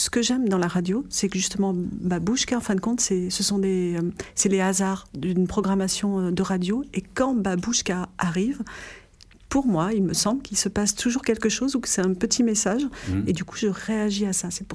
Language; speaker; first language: French; native; French